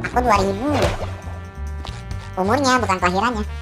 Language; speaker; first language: Indonesian; native; Indonesian